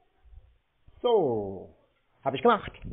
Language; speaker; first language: German; native; German